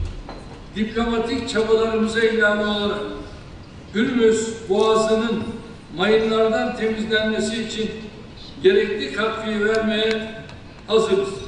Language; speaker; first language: Turkish; native; Turkish